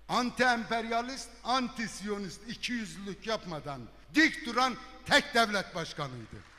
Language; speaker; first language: Turkish; native; Turkish